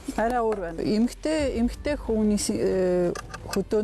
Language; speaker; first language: Mongolian; non-native, fluent; Polish